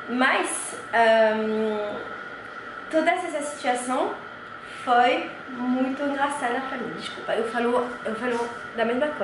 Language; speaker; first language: Portuguese; non-native, fluent; French